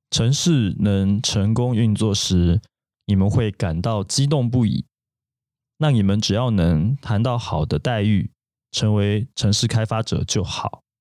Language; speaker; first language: Chinese; native; Chinese